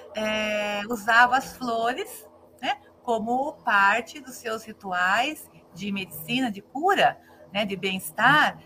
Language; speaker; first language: Portuguese; native; Portuguese